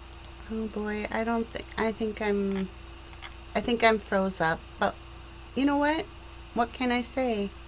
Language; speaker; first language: English; native; English